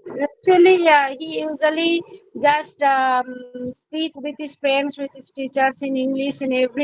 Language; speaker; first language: English; non-native, learner; Bangla